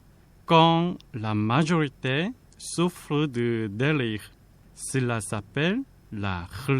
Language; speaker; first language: French; non-native, fluent; Korean